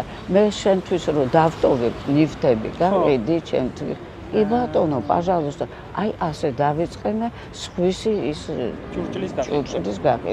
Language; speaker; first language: Georgian; non-native, local second language; Russian